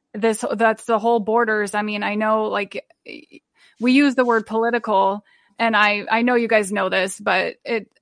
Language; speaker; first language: English; native; English